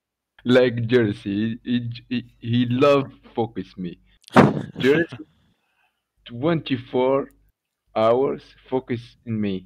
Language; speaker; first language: English; non-native, learner; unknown